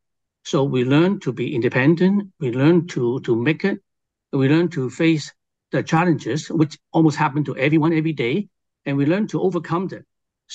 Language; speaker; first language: English; non-native, local second language; Cantonese